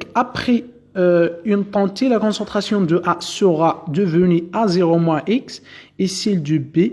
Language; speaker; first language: French; non-native, local second language; Arabic